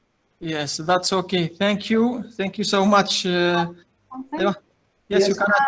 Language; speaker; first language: English; non-native, learner; Arabic